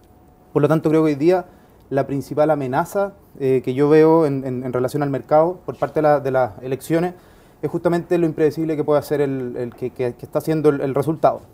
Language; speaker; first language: Spanish; native; Spanish